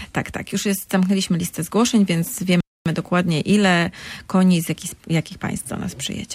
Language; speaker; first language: Polish; native; Polish